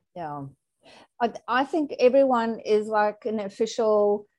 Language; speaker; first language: English; native; English